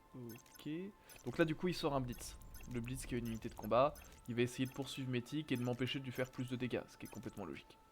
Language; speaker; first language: French; native; French